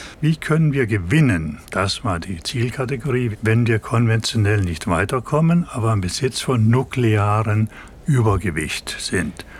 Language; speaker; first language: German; native; German